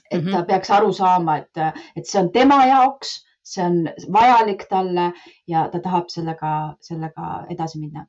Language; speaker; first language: Estonian; non-native, local second language; Russian